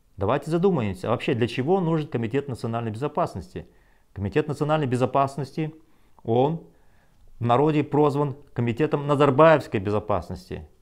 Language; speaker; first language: Russian; non-native, local second language; Kazakh